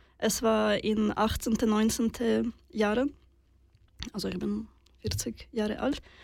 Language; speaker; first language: German; non-native, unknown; Russian